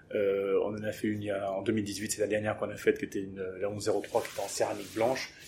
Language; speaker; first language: French; early bilingual, other home language; English